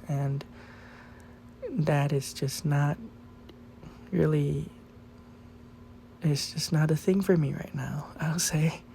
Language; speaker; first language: English; non-native, fluent; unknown